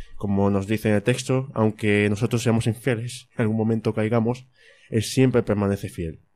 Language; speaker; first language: Spanish; native; Spanish